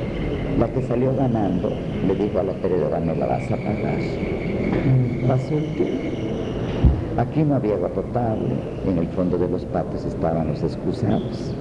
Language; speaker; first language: Spanish; native; Spanish